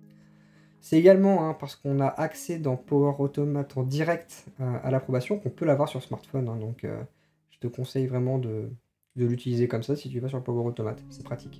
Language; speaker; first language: French; native; French